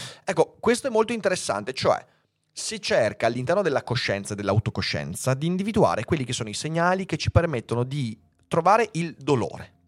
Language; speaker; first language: Italian; native; Italian